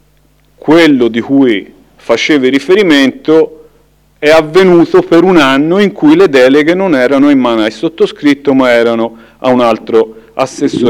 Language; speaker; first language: Italian; native; Italian